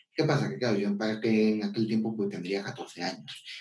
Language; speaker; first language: Spanish; native; Spanish